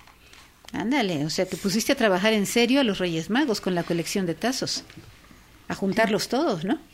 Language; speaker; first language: Spanish; native; Spanish